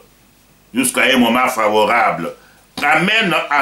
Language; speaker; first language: French; non-native, local second language; Lingala